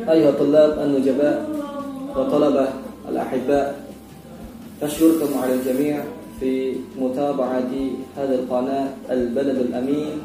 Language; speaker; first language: Arabic; non-native, fluent; Indonesian